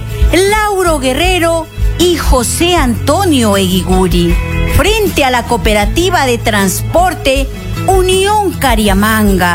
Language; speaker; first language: Spanish; native; Spanish